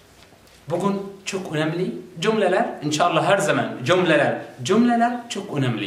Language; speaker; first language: Turkish; non-native, learner; Arabic